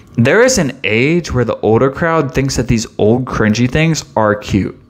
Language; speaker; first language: English; native; English